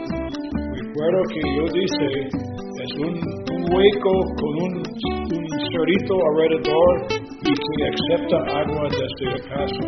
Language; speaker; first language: Spanish; non-native, learner; English